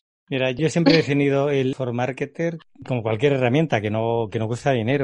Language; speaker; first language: Spanish; native; Spanish